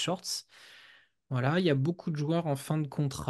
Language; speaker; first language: French; native; French